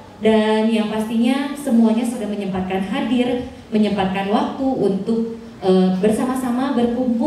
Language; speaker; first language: Indonesian; native; Indonesian